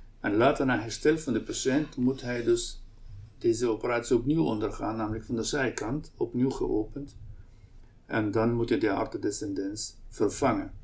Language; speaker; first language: Dutch; non-native, local second language; Arabic